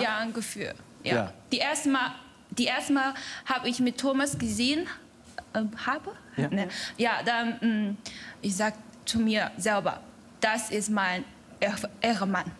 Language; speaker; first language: German; non-native, learner; Chinese